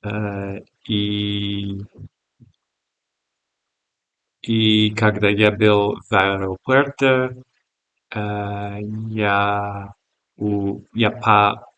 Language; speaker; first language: Russian; non-native, learner; English